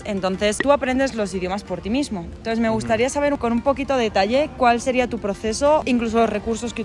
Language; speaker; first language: Spanish; native; Spanish